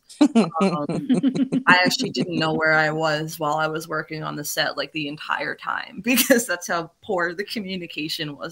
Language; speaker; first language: English; native; English